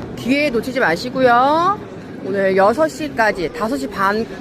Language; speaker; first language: Korean; native; Korean